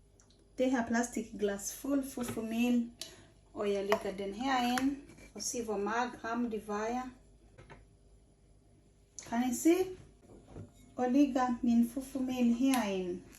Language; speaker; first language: Danish; non-native, fluent; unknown